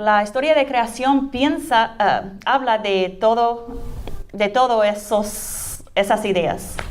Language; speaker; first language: Spanish; non-native, fluent; English